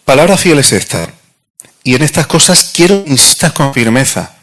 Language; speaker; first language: Spanish; native; Spanish